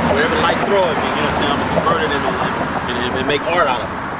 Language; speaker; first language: English; native; English